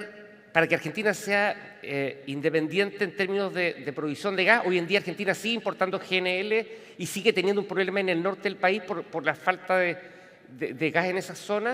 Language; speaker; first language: Spanish; native; Spanish